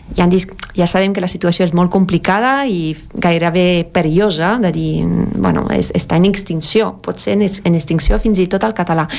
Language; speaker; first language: Catalan; non-native, fluent; French